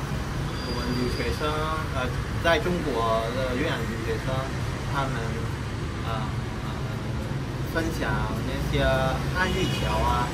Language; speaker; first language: Chinese; non-native, learner; Vietnamese